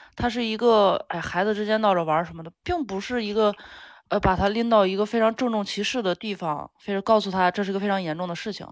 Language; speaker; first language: Chinese; native; Chinese